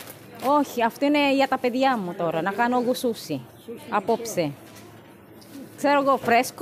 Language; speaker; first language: Greek; non-native, learner; Filipino